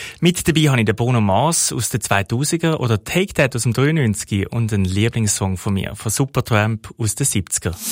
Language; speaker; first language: German; native; German